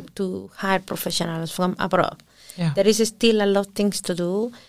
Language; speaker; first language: English; early bilingual, other home language; Spanish